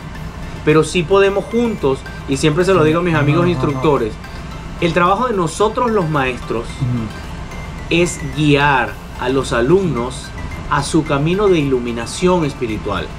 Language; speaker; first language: Spanish; native; Spanish